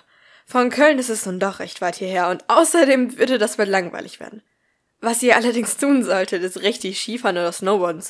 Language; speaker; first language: German; native; German